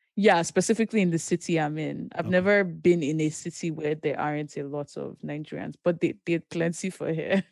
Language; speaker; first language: English; non-native, local second language; Yoruba